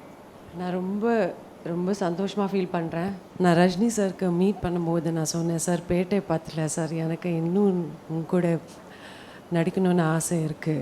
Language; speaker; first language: Tamil; non-native, fluent; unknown